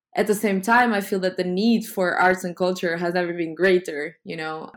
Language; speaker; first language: English; non-native, fluent; Portuguese